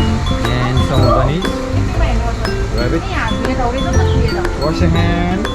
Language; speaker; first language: English; non-native, fluent; Nepali